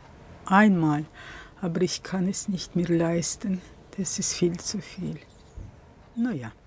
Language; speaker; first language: German; early bilingual, heritage; German